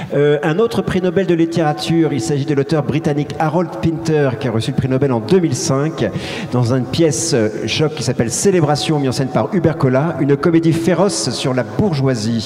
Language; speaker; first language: French; native; French